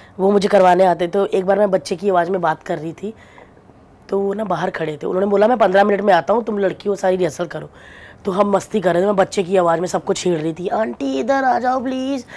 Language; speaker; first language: Hindi; non-native, local second language; Punjabi